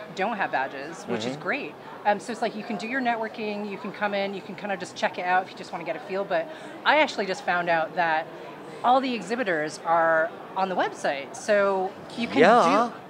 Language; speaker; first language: English; native; English